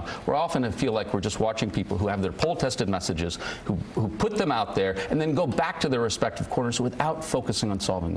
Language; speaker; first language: English; native; English